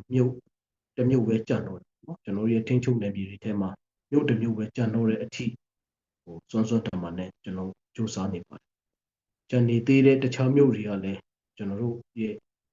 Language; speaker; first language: Burmese; non-native, local second language; Hakha Chin